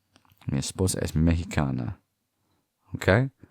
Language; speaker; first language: Spanish; non-native, learner; English